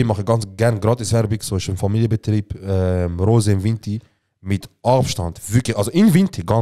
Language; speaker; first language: German; native; German